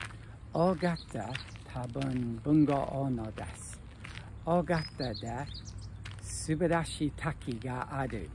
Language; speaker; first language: Japanese; non-native, learner; English